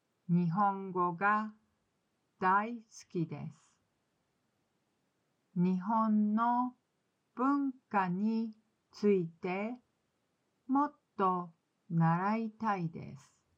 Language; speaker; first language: Japanese; non-native, learner; English